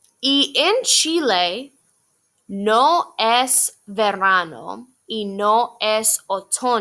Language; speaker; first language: Spanish; non-native, fluent; English